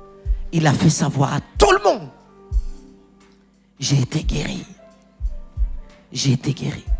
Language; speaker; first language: French; native; French